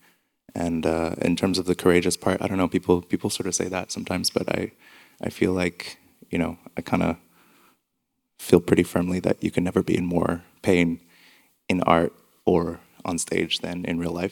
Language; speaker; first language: English; native; English